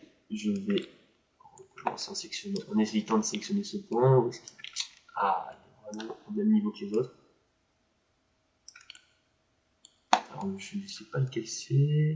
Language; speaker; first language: French; native; French